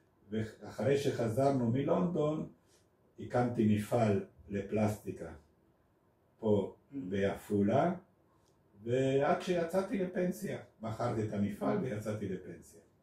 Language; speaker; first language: Hebrew; non-native, fluent; Spanish